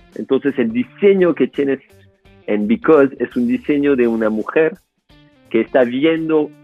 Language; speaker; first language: Spanish; non-native, fluent; French